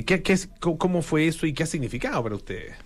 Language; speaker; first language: Spanish; native; Spanish